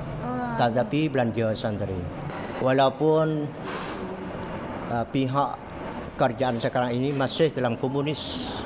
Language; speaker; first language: Indonesian; non-native, fluent; Western Cham